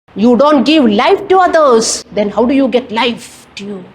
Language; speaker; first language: English; non-native, local second language; Kannada